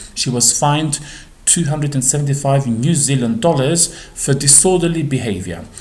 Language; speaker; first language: English; non-native, fluent; Albanian